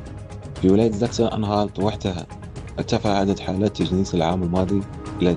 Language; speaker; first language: Arabic; native; Arabic